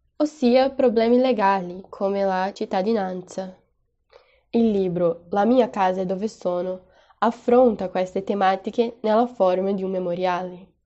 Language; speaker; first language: Italian; non-native, fluent; Portuguese